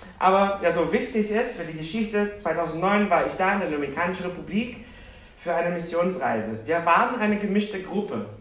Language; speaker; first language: German; non-native, fluent; Portuguese